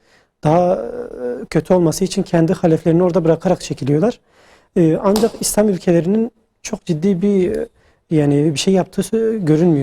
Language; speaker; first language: Turkish; native; Turkish